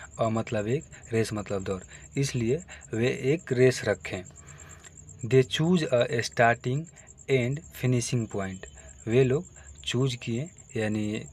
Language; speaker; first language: Hindi; native; Hindi